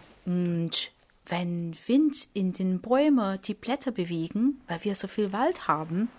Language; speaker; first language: German; non-native, fluent; Portuguese